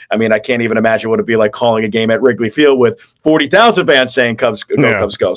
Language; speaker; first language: English; native; English